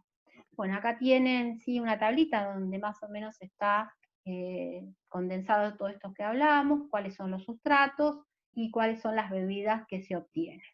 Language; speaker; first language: Spanish; native; Spanish